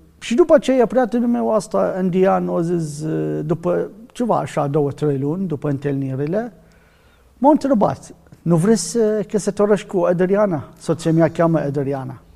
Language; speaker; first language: Romanian; non-native, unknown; Arabic